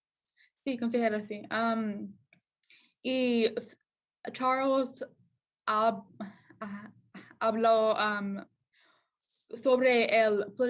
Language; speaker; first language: Spanish; non-native, learner; English